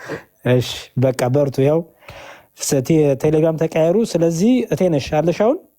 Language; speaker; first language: Amharic; native; Amharic